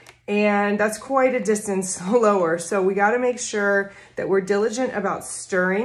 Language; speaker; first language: English; native; English